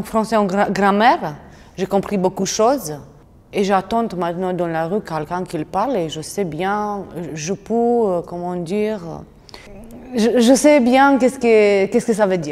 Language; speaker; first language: French; non-native, learner; Romanian